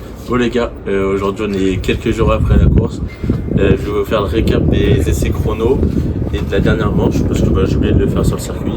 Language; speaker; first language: French; native; French